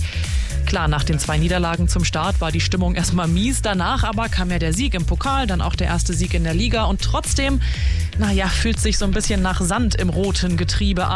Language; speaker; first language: German; native; German